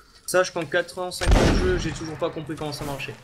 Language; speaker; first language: French; native; French